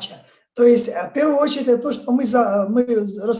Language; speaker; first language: Russian; native; Russian